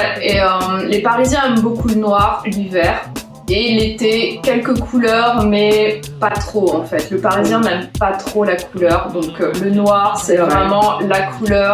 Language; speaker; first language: French; native; French